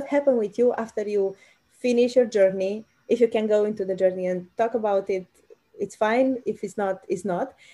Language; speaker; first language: English; non-native, fluent; Romanian